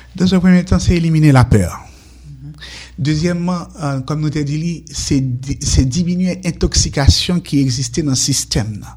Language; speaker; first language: French; non-native, local second language; Haitian Creole